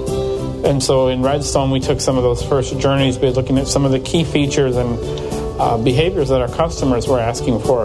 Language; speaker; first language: English; native; English